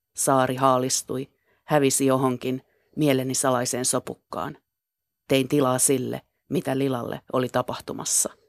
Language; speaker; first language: Finnish; native; Finnish